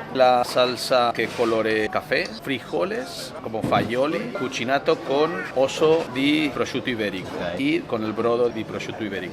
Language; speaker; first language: Italian; non-native, learner; Spanish